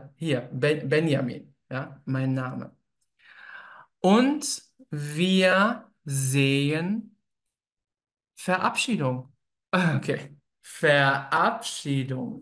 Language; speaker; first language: German; native; German